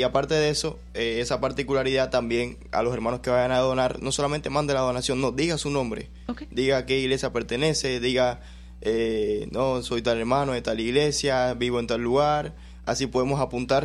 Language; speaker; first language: Spanish; native; Spanish